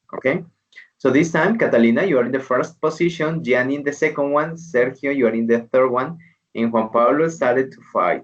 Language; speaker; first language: English; non-native, fluent; Spanish